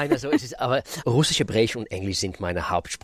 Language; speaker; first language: German; non-native, fluent; Russian